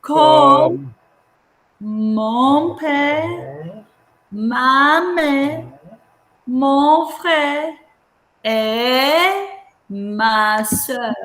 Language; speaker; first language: French; non-native, fluent; English